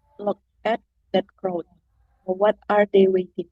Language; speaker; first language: English; non-native, learner; Indonesian